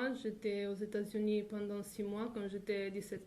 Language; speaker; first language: French; non-native, fluent; Italian